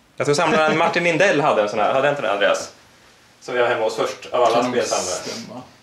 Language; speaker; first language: Swedish; native; Swedish